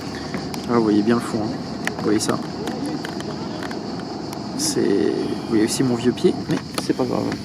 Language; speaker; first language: French; native; French